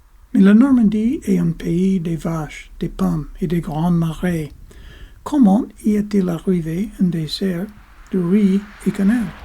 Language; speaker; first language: French; non-native, fluent; English